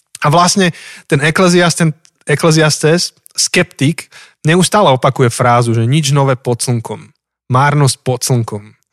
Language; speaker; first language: Slovak; native; Slovak